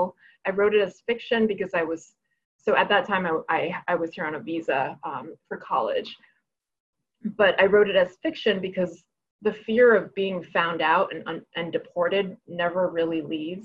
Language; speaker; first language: English; early bilingual, other home language; Chinese